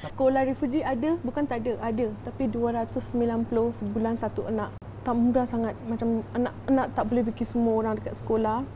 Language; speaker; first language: Malay; early bilingual, other home language; Rohingya